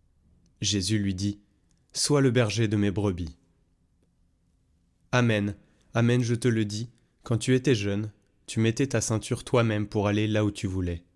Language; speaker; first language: French; native; French